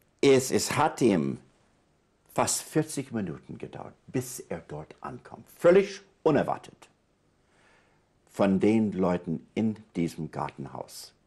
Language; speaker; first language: German; non-native, fluent; English